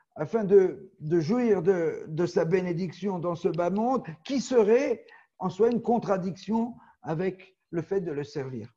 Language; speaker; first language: French; native; French